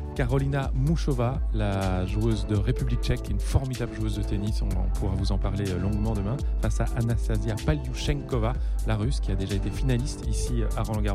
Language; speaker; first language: French; native; French